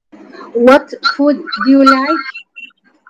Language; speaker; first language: English; non-native, learner; Arabic